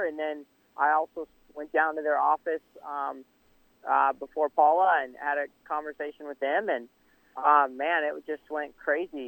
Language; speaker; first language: English; native; English